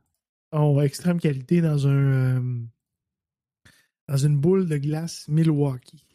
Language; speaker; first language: French; native; French